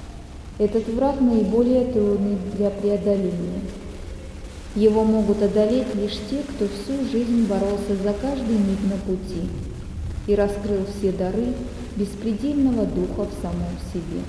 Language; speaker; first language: Russian; native; Russian